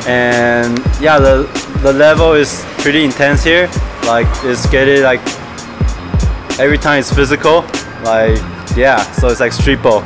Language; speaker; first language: English; early bilingual, other home language; Chinese